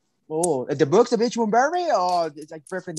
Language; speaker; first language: English; non-native, learner; Spanish